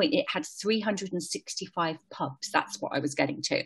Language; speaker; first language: English; native; English